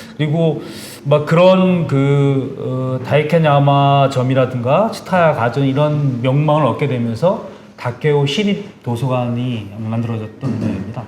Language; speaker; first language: Korean; native; Korean